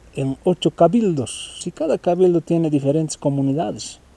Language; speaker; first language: Spanish; native; Spanish